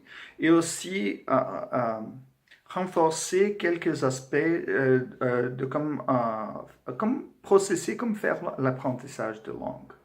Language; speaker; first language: French; non-native, fluent; Portuguese